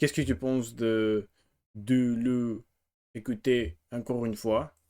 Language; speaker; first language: French; non-native, learner; Russian